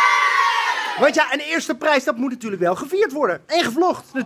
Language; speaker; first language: Dutch; native; Dutch